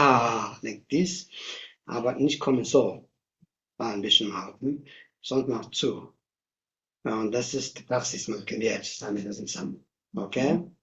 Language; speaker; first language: German; non-native, learner; Tibetan